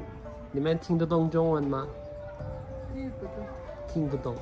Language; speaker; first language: Chinese; non-native, learner; Turkish